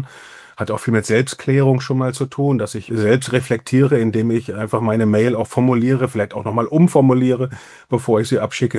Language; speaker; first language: German; native; German